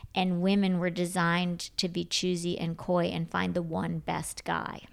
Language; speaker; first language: English; native; English